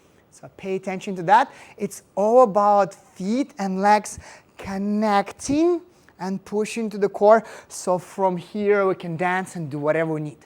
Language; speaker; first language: English; non-native, fluent; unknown